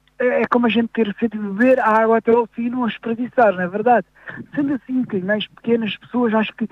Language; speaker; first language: Portuguese; native; Portuguese